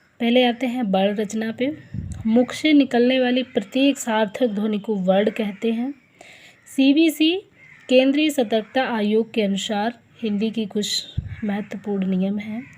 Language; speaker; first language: Hindi; native; Hindi